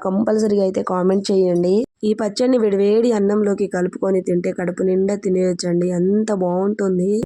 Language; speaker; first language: Telugu; non-native, local second language; Lambadi